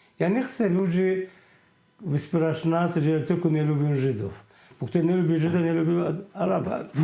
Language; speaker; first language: Polish; non-native, fluent; Arabic